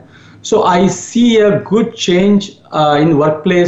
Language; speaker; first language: English; non-native, local second language; Tamil